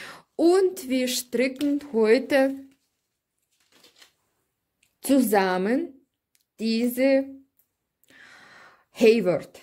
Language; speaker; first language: German; non-native, learner; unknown